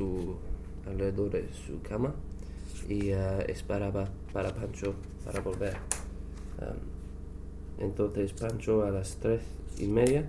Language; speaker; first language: Spanish; non-native, learner; English